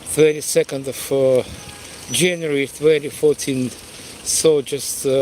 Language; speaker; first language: English; non-native, fluent; Russian